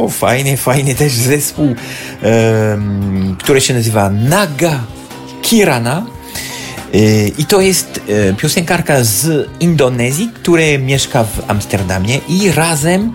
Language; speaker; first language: Polish; non-native, learner; French